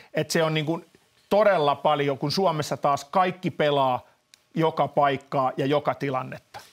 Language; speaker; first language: Finnish; native; Finnish